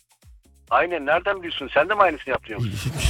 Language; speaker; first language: Turkish; early bilingual, other home language; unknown